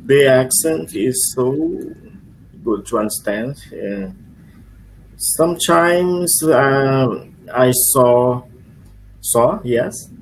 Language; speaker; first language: English; non-native, learner; Portuguese